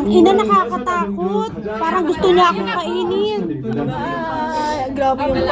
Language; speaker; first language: Filipino; native; Filipino